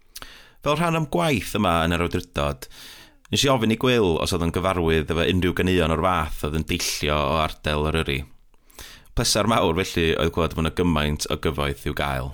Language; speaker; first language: Welsh; native; Welsh